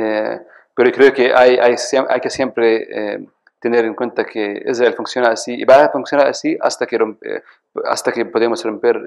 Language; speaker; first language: Spanish; non-native, fluent; Arabic